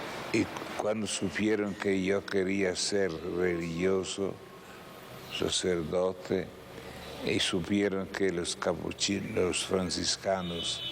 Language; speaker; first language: Spanish; non-native, fluent; Italian